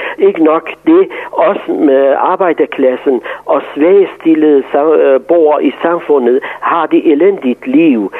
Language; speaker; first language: Danish; non-native, fluent; Persian